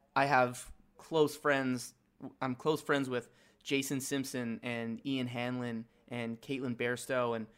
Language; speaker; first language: English; native; English